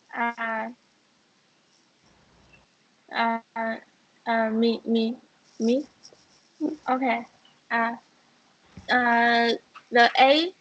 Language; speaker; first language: English; non-native, learner; Chinese